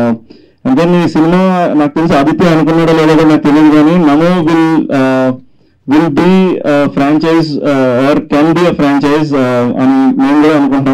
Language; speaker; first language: Telugu; native; Telugu